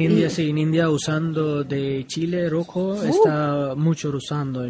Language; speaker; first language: Spanish; non-native, learner; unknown